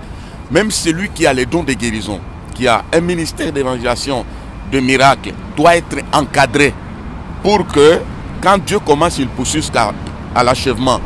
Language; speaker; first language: French; non-native, local second language; Swahili